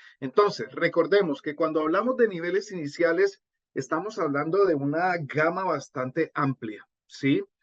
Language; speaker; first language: Spanish; native; Spanish